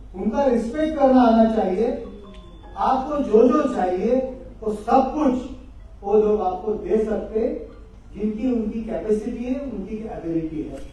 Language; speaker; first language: Hindi; non-native, local second language; Marathi